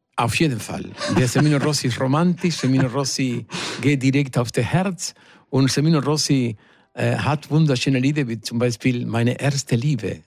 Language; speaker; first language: German; non-native, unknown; Spanish